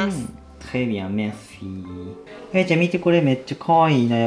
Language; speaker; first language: French; non-native, learner; Japanese